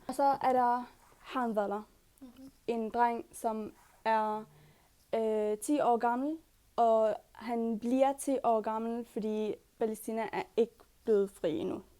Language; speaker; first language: Danish; non-native, learner; Arabic